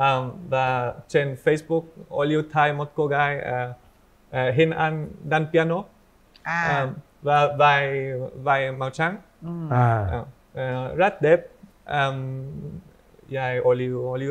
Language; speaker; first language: Vietnamese; non-native, learner; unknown